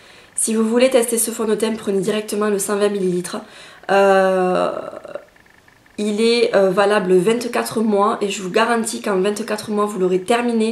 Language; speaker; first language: French; native; French